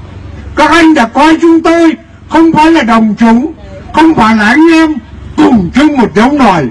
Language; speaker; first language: Vietnamese; native; Vietnamese